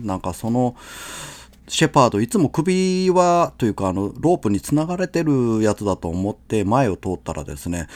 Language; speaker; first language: Japanese; native; Japanese